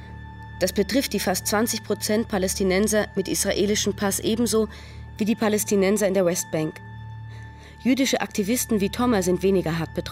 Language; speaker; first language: German; native; German